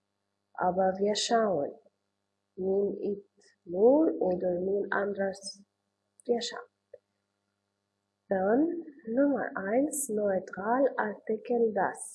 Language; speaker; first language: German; non-native, learner; Arabic